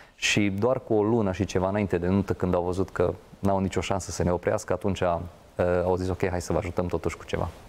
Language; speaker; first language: Romanian; non-native, local second language; Hungarian